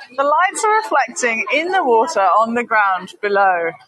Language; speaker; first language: English; native; English